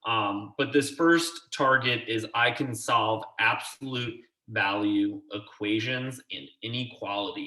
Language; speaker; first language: English; native; English